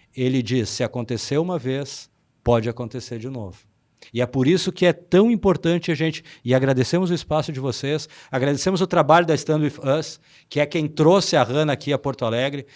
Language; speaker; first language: Portuguese; native; Portuguese